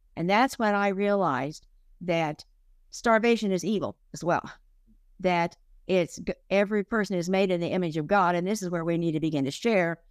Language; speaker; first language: English; native; English